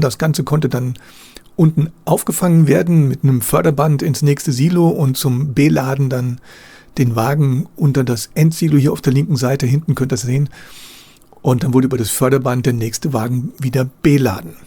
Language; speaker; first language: German; native; German